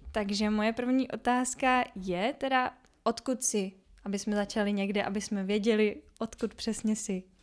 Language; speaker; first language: Czech; native; Czech